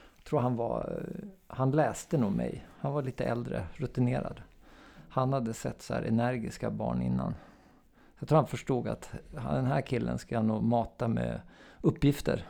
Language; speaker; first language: Swedish; native; Swedish